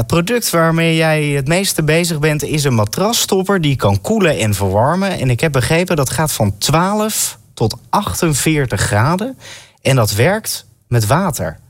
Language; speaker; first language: Dutch; native; Dutch